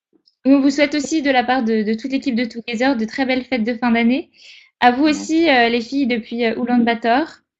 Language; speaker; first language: French; native; French